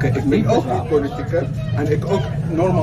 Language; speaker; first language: Dutch; non-native, learner; Arabic